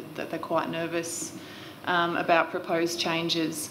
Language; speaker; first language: English; native; English